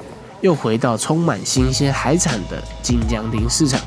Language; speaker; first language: Chinese; native; Chinese